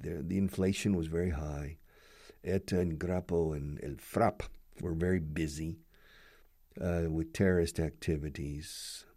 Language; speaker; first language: English; native; English